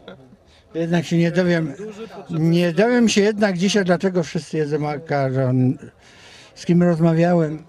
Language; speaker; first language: Polish; native; Polish